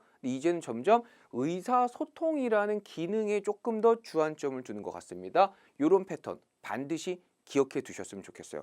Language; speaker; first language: Korean; native; Korean